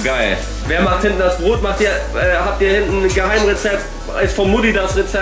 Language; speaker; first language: German; native; German